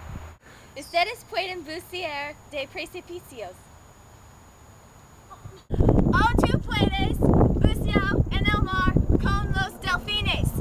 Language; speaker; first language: Spanish; non-native, learner; English